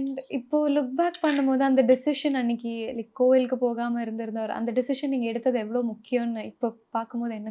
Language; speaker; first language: Tamil; native; Tamil